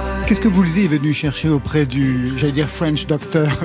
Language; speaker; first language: French; native; French